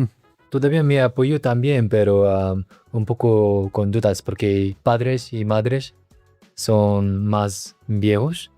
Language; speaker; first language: Spanish; non-native, learner; Korean